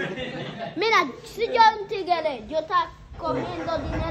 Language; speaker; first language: Spanish; early bilingual, other home language; Haitian Creole